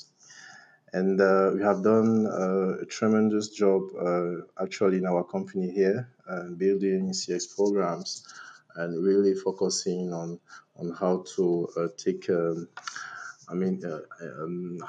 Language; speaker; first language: English; non-native, local second language; French